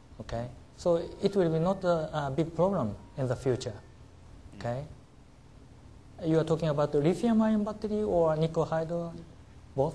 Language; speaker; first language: English; non-native, learner; Japanese